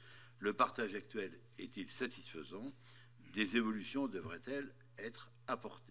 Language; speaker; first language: French; native; French